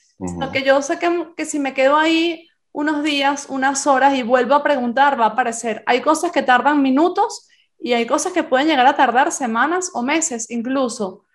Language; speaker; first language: Spanish; native; Spanish